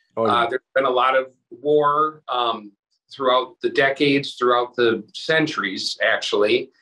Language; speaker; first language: English; native; English